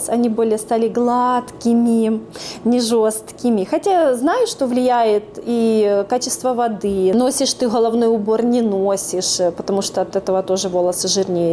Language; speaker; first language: Russian; native; Russian